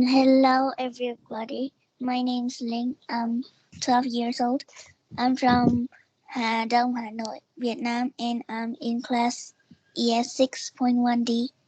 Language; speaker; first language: English; non-native, learner; Vietnamese